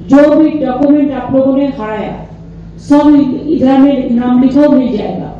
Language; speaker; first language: Hindi; non-native, local second language; Bangla